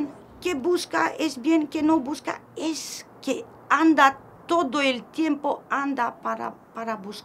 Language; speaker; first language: Spanish; non-native, learner; Romanian